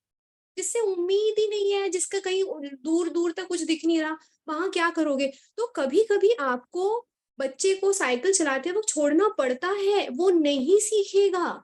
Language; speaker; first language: Hindi; native; Hindi